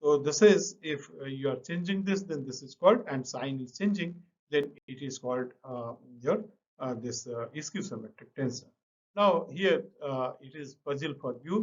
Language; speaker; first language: English; non-native, local second language; Hindi